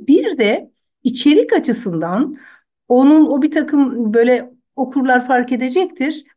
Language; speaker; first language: Turkish; non-native, local second language; Zaza